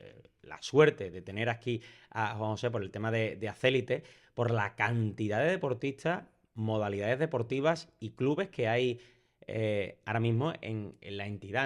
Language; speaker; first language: Spanish; native; Spanish